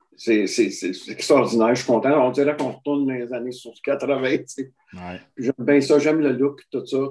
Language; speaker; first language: French; native; French